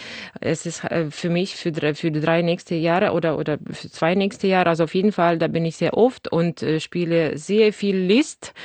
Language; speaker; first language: German; non-native, fluent; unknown